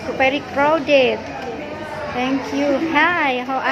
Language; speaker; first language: English; non-native, learner; Indonesian